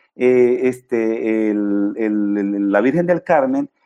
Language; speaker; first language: Spanish; native; Spanish